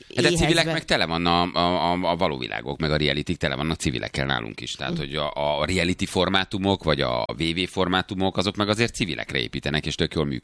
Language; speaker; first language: Hungarian; native; Hungarian